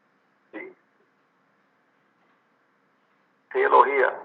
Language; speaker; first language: Spanish; non-native, learner; English